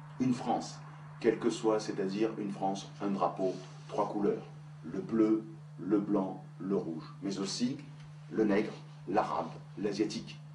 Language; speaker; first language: French; native; French